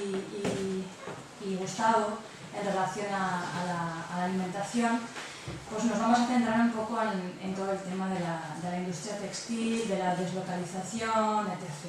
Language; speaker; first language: Spanish; non-native, local second language; Basque